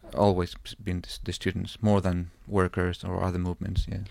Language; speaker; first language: English; non-native, fluent; Spanish